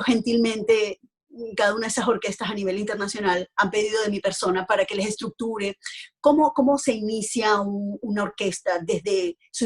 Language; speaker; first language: Spanish; native; Spanish